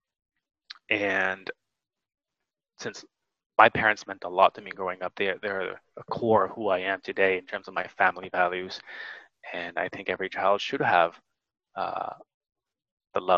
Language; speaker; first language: English; native; English